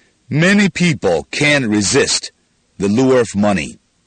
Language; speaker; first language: English; non-native, fluent; Chinese